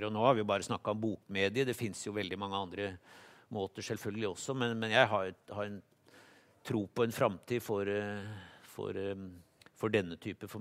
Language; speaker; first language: Norwegian; native; Norwegian